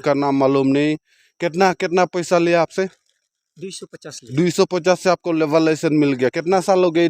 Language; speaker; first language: Hindi; non-native, local second language; Khasi